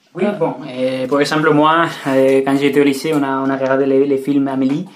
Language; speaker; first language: French; non-native, fluent; Spanish